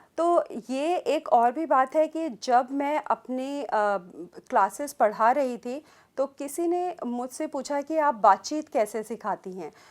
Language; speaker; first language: Hindi; native; Hindi